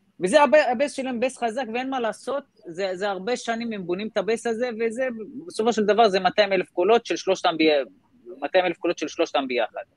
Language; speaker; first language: Hebrew; non-native, local second language; Arabic